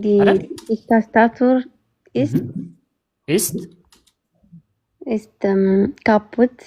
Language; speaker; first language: German; non-native, learner; Amharic